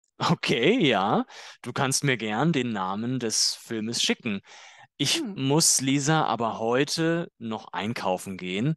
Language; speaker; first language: German; native; German